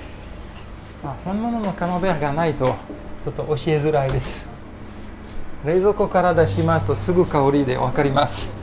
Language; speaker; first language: Japanese; non-native, learner; French